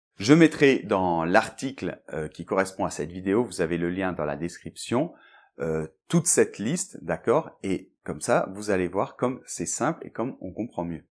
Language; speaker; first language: French; native; French